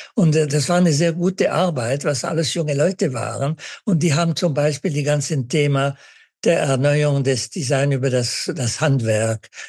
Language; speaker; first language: German; native; German